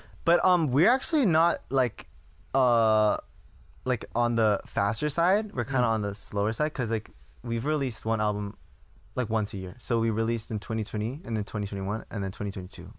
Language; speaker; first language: English; early bilingual, other home language; Korean